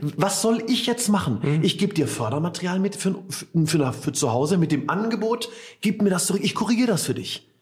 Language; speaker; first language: German; native; German